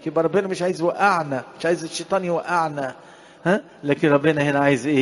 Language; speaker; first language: Arabic; native; Arabic